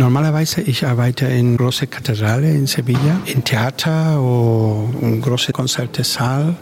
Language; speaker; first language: German; non-native, learner; Spanish